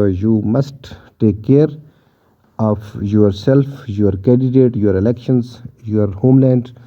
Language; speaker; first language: English; non-native, local second language; Urdu